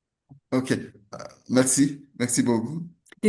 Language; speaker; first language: French; non-native, local second language; Rundi